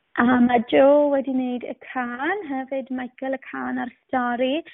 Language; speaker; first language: Welsh; native; Welsh